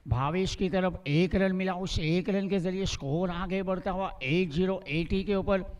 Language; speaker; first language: Hindi; non-native, local second language; Gujarati